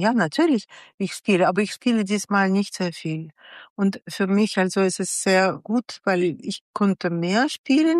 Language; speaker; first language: German; non-native, fluent; Russian